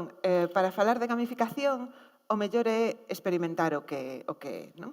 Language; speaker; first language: Galician; native; Galician